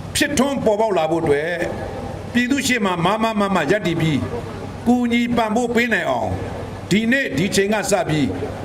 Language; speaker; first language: Burmese; native; Burmese